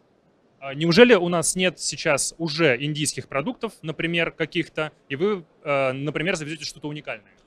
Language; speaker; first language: Russian; native; Russian